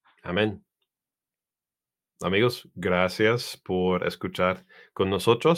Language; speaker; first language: Spanish; non-native, learner; English